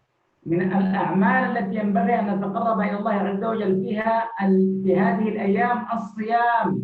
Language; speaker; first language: Arabic; native; Arabic